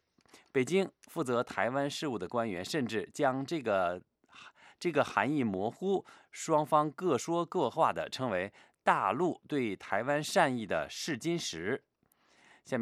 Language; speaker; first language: Chinese; native; Chinese